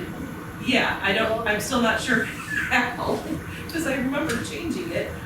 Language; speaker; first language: English; native; English